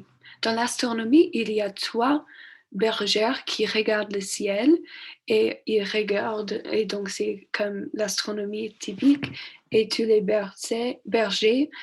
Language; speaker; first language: French; non-native, learner; English